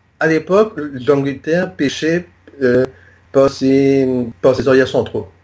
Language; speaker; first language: French; non-native, local second language; Morisyen